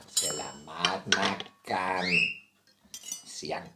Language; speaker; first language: Indonesian; non-native, learner; Spanish